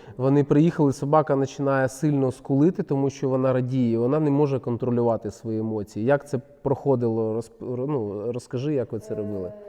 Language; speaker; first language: Ukrainian; non-native, local second language; Russian